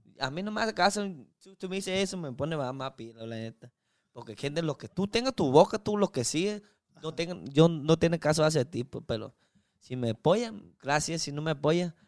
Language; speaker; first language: Spanish; non-native, learner; Chinese